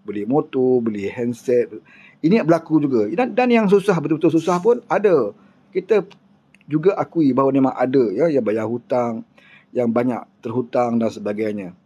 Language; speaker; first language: Malay; native; Malay